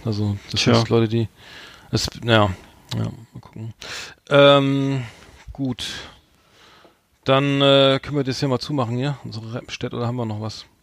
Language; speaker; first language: German; native; German